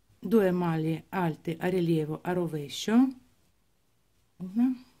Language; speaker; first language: Italian; non-native, fluent; Ukrainian